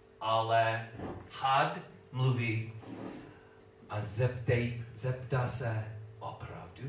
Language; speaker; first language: Czech; non-native, learner; English